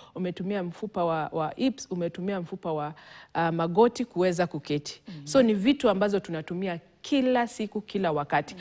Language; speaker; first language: Swahili; non-native, local second language; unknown